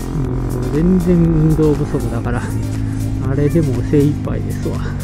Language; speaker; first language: Japanese; native; Japanese